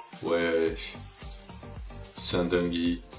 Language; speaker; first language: French; non-native, learner; Portuguese